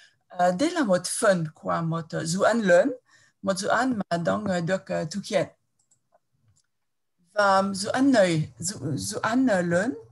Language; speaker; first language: Vietnamese; non-native, fluent; French